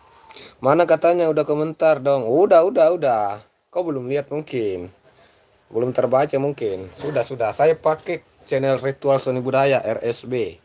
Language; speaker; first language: Indonesian; native; Indonesian